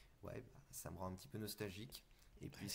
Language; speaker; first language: French; native; French